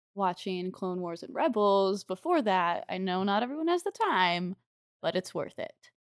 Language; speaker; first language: English; native; English